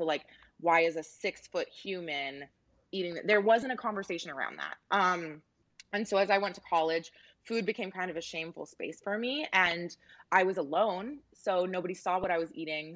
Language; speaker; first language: English; native; English